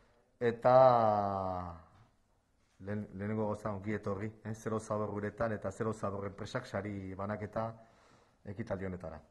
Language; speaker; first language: Basque; native; Basque